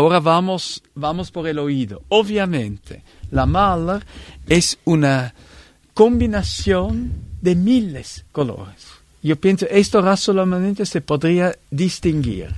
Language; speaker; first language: Spanish; non-native, fluent; Italian